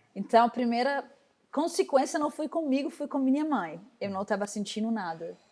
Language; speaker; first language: Portuguese; non-native, fluent; Arabic